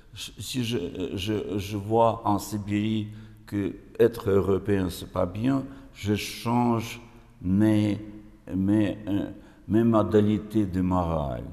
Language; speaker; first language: French; non-native, fluent; Russian